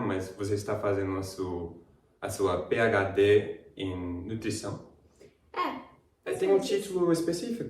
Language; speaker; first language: Portuguese; non-native, fluent; English